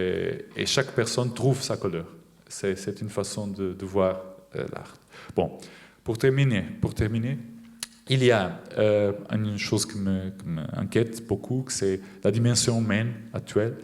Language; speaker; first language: French; non-native, fluent; Portuguese